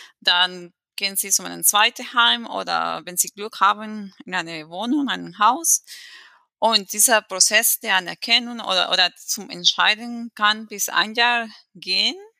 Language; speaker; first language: German; non-native, fluent; Spanish